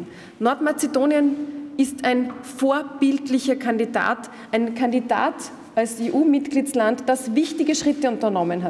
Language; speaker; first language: German; native; German